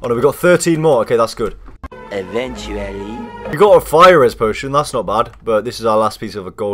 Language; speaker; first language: English; native; English